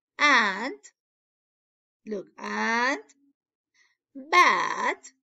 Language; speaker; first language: English; non-native, learner; Spanish